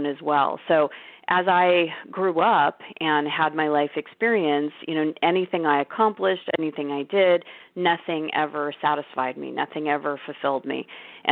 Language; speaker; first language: English; native; English